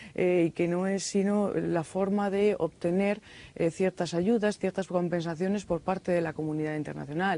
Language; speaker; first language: Spanish; native; Spanish